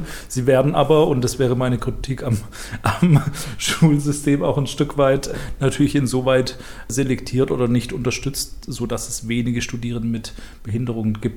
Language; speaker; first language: German; native; German